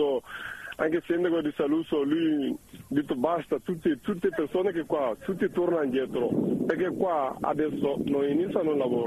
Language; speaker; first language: Italian; non-native, learner; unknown